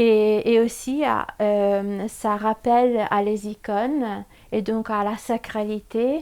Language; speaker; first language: French; non-native, fluent; Italian